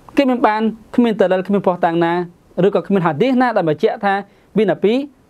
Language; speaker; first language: Khmer; non-native, local second language; Western Cham